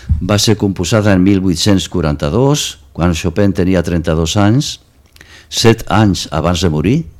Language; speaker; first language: Catalan; non-native, local second language; Spanish